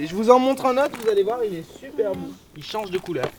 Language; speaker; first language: French; native; French